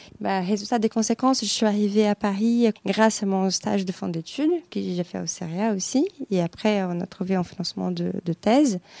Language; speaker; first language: French; non-native, fluent; Portuguese